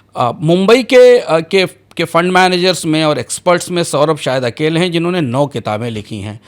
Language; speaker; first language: Hindi; native; Hindi